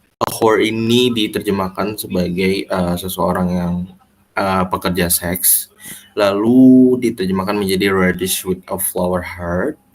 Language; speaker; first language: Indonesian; native; Indonesian